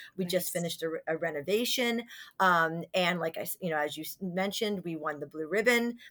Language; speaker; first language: English; native; English